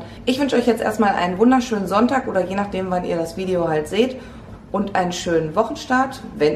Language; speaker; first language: German; native; German